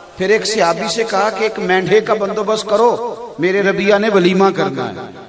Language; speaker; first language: Urdu; non-native, local second language; Punjabi